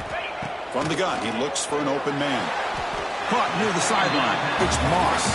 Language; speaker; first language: English; native; English